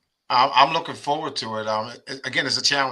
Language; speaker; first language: English; native; English